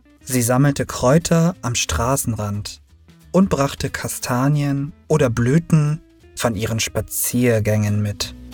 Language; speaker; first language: German; early bilingual, other home language; Turkish